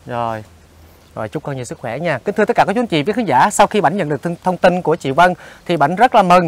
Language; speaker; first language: Vietnamese; native; Vietnamese